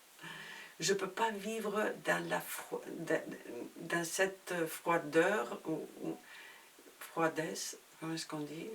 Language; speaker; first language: French; non-native, fluent; Spanish